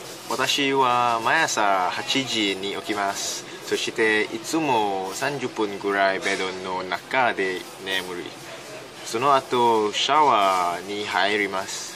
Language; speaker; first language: Japanese; non-native, learner; Cantonese